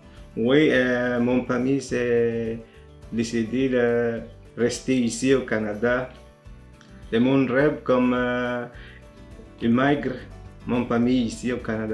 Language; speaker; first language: French; non-native, learner; Filipino